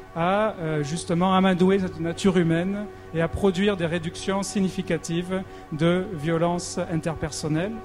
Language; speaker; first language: French; native; French